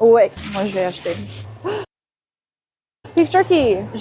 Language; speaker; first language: French; non-native, fluent; English